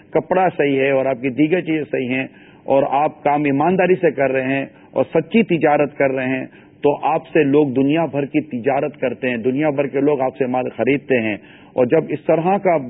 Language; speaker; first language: Urdu; native; Urdu